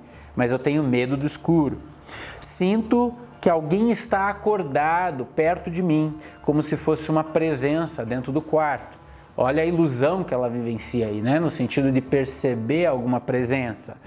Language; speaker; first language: Portuguese; native; Portuguese